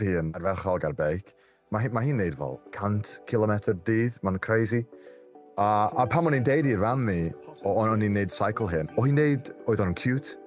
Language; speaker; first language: Welsh; non-native, local second language; English